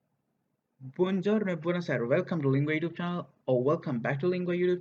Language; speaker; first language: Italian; non-native, fluent; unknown